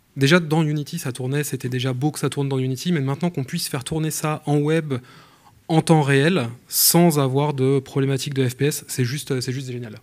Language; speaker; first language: French; native; French